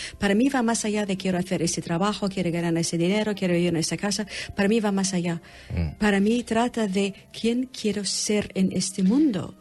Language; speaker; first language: Spanish; non-native, fluent; English